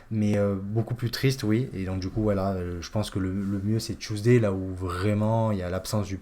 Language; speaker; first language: French; native; French